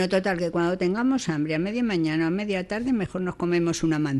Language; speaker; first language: Spanish; native; Spanish